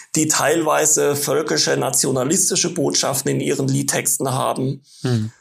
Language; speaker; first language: German; native; German